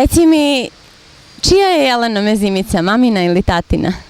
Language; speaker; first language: Bosnian; native; Bosnian